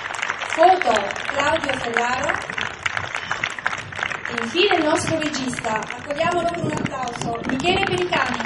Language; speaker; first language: Italian; native; Italian